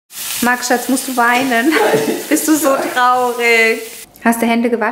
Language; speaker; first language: German; native; German